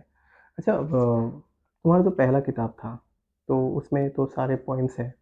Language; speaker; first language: Hindi; non-native, local second language; Assamese